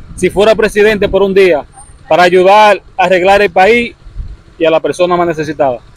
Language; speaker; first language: Spanish; native; Spanish